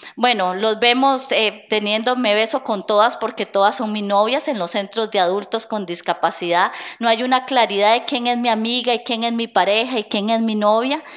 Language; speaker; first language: Spanish; native; Spanish